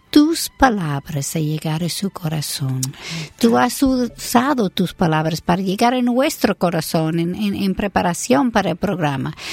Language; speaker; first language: Spanish; non-native, fluent; English